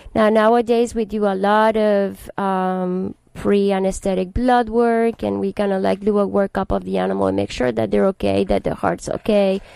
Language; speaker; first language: English; non-native, fluent; Spanish